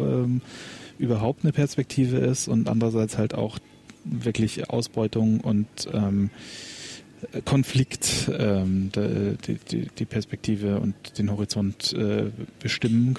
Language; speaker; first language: German; native; German